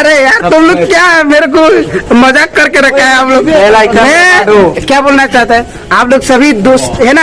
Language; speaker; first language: Hindi; non-native, local second language; Assamese